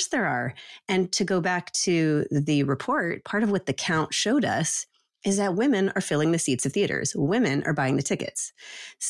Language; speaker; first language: English; native; English